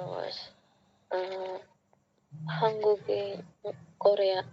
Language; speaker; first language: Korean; non-native, learner; Indonesian